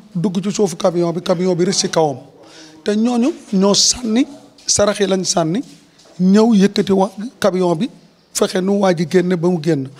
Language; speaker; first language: Wolof; native; Wolof